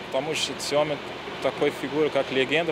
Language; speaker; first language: Russian; non-native, learner; Portuguese